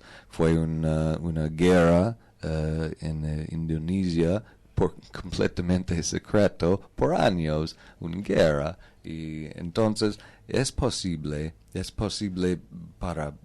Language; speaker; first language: Spanish; non-native, learner; English